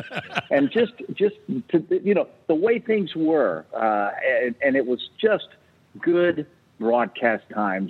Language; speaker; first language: English; native; English